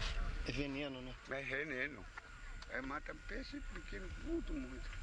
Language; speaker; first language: Portuguese; non-native, local second language; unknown